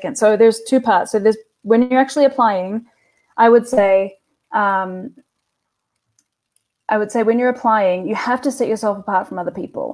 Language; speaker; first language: English; native; English